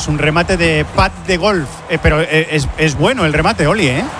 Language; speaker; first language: Spanish; native; Spanish